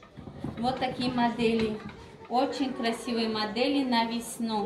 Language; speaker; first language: Russian; non-native, local second language; Tajik